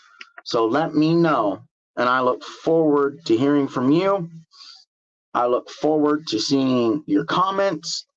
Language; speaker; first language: English; native; English